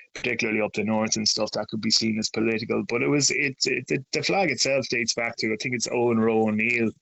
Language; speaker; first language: English; native; English